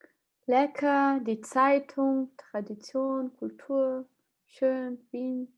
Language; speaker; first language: German; non-native, fluent; Portuguese